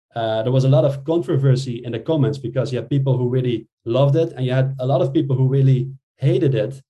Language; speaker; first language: English; non-native, fluent; Dutch